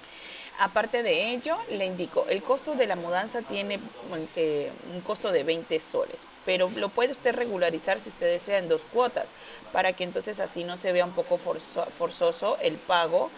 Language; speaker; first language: Spanish; native; Spanish